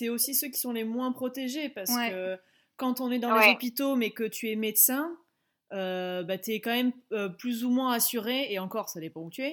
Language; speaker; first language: French; native; French